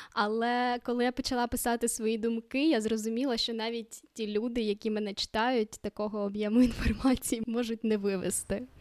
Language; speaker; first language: Ukrainian; non-native, local second language; Russian